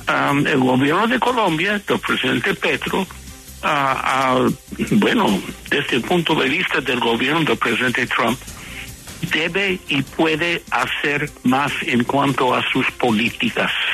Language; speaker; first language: Spanish; non-native, fluent; English